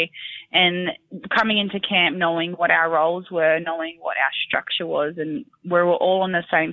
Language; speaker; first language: English; native; English